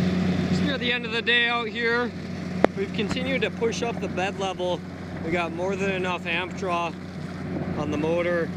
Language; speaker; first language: English; native; English